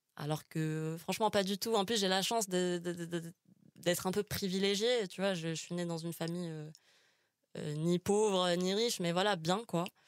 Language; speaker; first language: French; non-native, local second language; Arabic